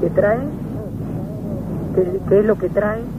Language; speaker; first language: Spanish; native; Spanish